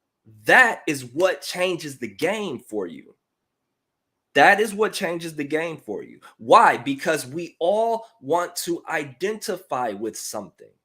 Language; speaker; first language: English; native; English